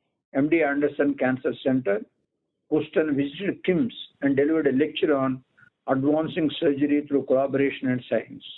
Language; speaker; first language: English; non-native, local second language; Telugu